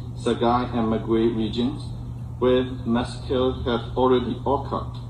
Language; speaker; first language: English; non-native, fluent; Burmese